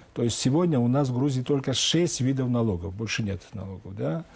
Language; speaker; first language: Russian; non-native, local second language; Georgian